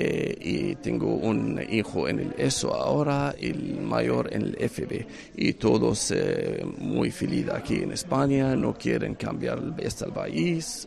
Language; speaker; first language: Spanish; non-native, learner; Arabic